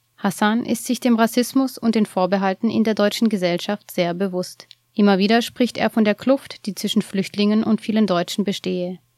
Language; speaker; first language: German; native; German